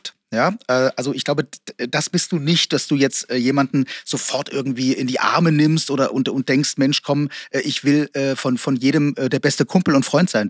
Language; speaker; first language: German; native; German